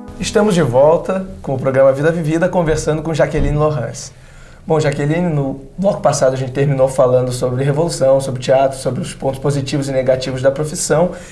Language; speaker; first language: Portuguese; native; Portuguese